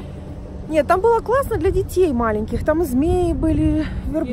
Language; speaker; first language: Russian; native; Russian